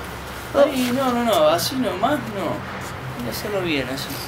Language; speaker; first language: Spanish; native; Spanish